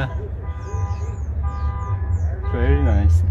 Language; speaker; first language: English; non-native, learner; Korean